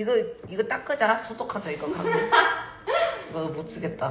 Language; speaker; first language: Korean; early bilingual, heritage; Korean